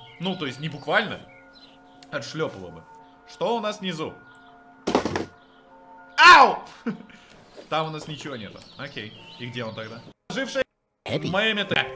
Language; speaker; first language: Russian; native; Russian